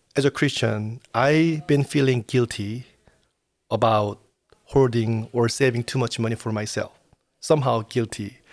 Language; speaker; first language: English; non-native, fluent; Korean